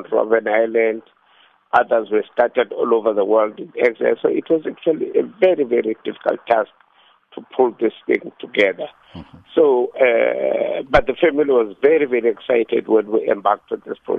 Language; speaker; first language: English; non-native, local second language; Xhosa